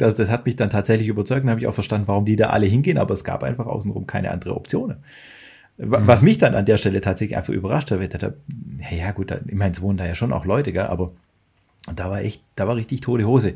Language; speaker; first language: German; native; German